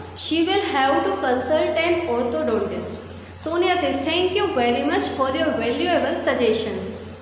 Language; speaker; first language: English; non-native, local second language; Gujarati